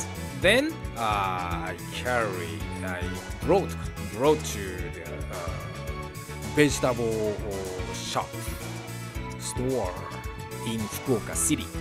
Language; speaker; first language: English; non-native, learner; Japanese